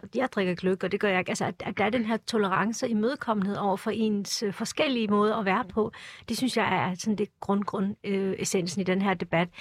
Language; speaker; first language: Danish; early bilingual, other home language; Turkish